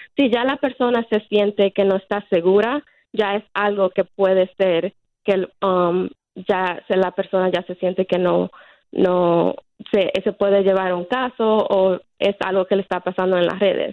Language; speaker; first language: Spanish; early bilingual, heritage; Spanish